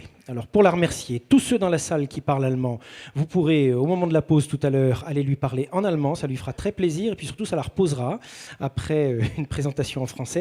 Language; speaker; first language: French; native; French